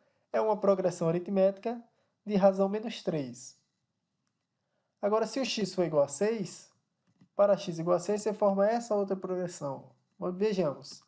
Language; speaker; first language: Portuguese; native; Portuguese